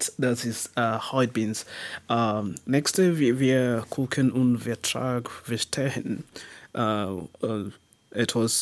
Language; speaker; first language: German; non-native, learner; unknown